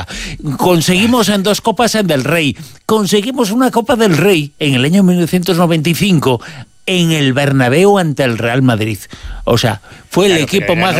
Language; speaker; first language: Spanish; native; Spanish